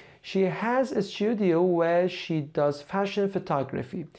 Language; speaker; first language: English; non-native, fluent; Persian